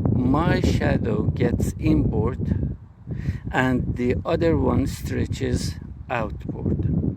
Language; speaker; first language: English; non-native, fluent; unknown